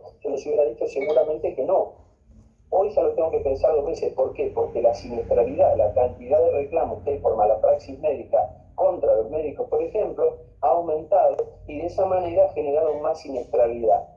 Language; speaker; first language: Spanish; native; Spanish